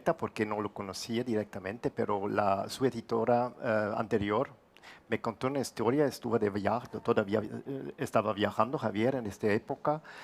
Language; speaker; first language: Spanish; non-native, fluent; German